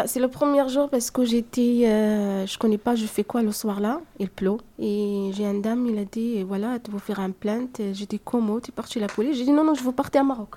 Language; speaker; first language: French; non-native, learner; Arabic